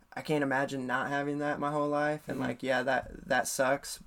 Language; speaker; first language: English; native; English